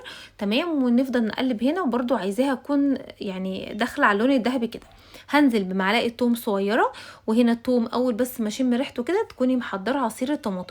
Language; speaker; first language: Arabic; native; Arabic